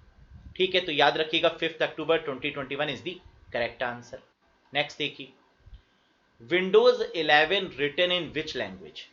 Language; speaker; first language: Hindi; native; Hindi